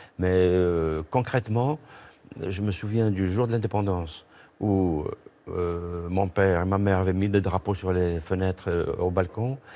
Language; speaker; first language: French; non-native, local second language; Kabyle